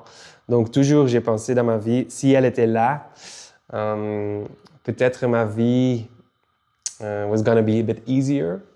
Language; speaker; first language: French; non-native, local second language; Dutch